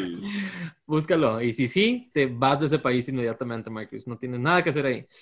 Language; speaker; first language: Spanish; native; Spanish